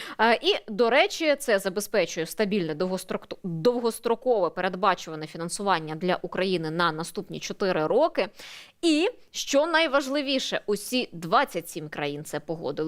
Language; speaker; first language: Ukrainian; native; Ukrainian